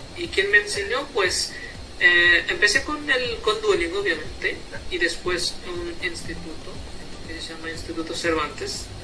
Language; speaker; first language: Spanish; non-native, fluent; Hindi